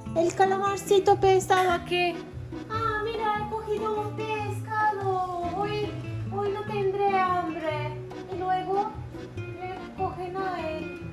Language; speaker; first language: Spanish; non-native, fluent; Turkish